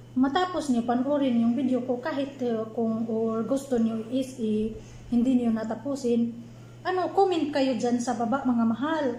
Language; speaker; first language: Filipino; non-native, local second language; Cebuano